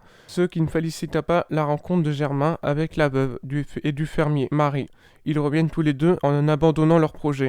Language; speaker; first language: French; native; French